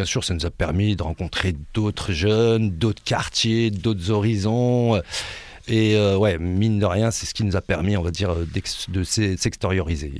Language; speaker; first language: French; early bilingual, other home language; Arabic